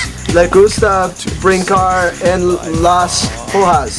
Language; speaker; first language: Spanish; non-native, learner; English